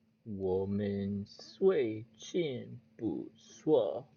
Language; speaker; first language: Chinese; non-native, learner; English